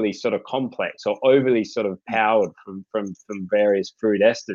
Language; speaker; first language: English; native; English